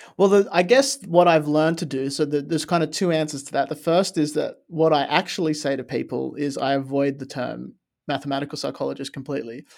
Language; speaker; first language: English; native; English